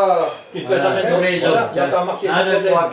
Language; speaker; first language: French; native; French